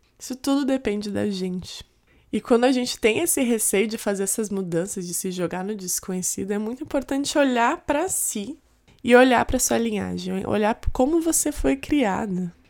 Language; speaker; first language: Portuguese; native; Portuguese